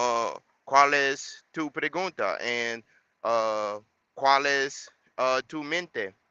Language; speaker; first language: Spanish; non-native, learner; English